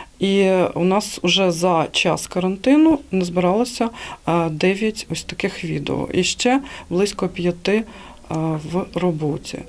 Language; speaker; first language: Ukrainian; native; Ukrainian